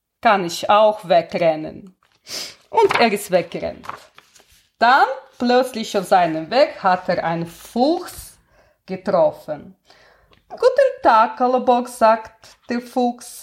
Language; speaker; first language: German; non-native, learner; Russian